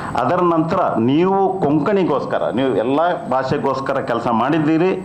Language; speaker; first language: Kannada; non-native, local second language; Konkani